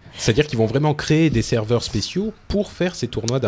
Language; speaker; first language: French; native; French